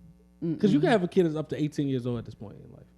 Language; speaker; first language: English; native; English